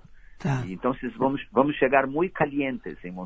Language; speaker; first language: Spanish; non-native, fluent; Portuguese